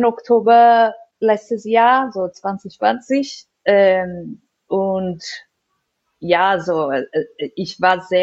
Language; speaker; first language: German; non-native, fluent; Portuguese